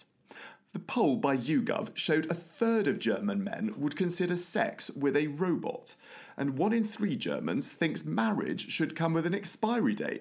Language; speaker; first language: English; native; English